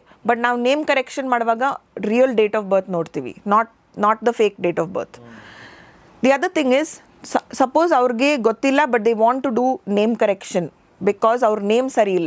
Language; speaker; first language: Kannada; non-native, local second language; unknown